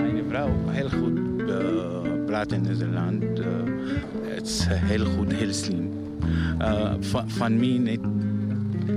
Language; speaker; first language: Dutch; non-native, learner; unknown